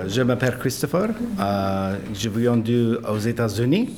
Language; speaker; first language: French; non-native, learner; English